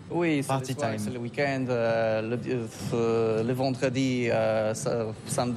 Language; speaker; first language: French; non-native, learner; Polish